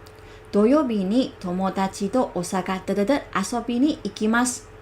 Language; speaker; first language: Japanese; non-native, learner; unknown